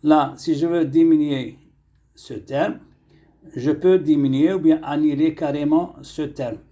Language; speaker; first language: French; non-native, local second language; Arabic